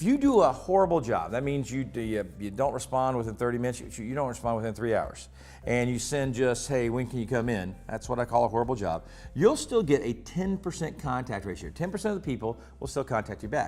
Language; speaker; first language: English; native; English